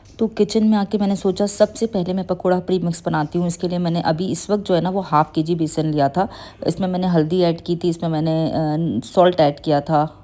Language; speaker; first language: Urdu; native; Urdu